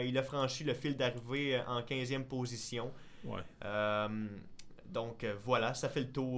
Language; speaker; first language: French; native; French